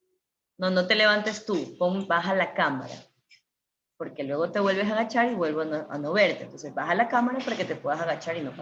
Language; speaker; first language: Spanish; native; Spanish